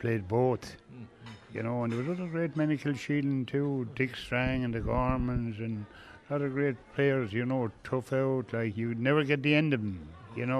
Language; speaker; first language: English; native; English